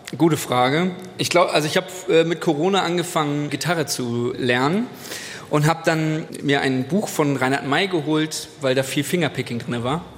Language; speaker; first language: German; native; German